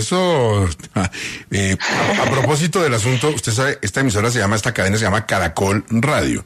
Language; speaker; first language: Spanish; native; Spanish